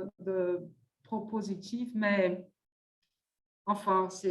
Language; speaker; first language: French; non-native, fluent; Portuguese